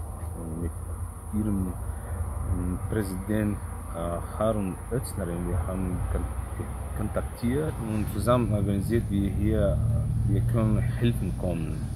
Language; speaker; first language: German; non-native, learner; Chechen